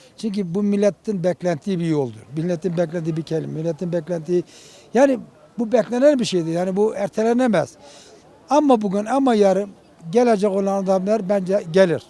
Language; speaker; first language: Turkish; non-native, local second language; Kurdish